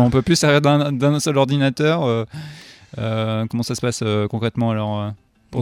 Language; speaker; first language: French; native; French